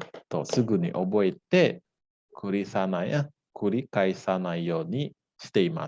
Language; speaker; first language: Japanese; non-native, fluent; Indonesian